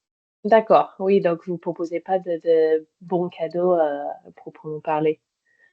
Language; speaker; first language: French; native; French